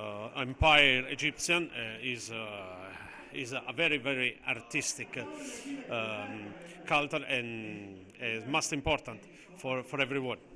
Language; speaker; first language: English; non-native, learner; Italian